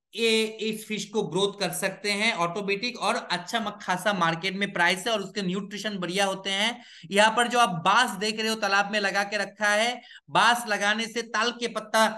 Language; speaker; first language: Hindi; non-native, local second language; Bangla